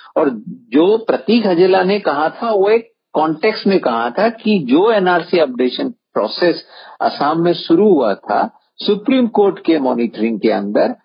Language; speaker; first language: Hindi; non-native, local second language; Assamese